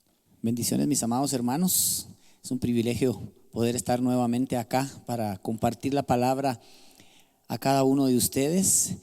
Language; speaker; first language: Spanish; native; Spanish